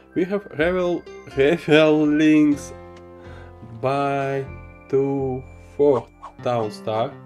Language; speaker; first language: English; non-native, learner; Russian